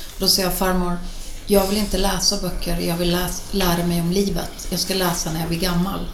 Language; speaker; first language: Swedish; native; Swedish